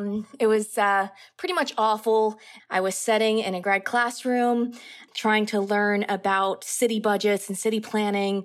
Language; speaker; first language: English; native; English